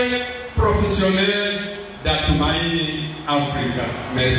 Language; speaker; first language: French; non-native, local second language; Swahili